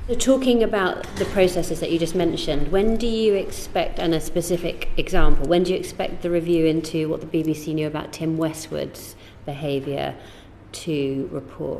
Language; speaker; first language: English; native; English